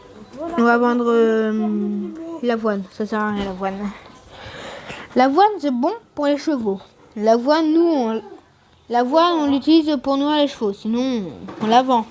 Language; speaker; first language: French; native; French